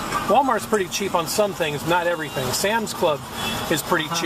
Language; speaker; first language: English; native; English